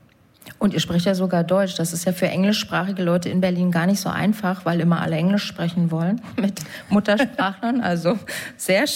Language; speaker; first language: German; native; German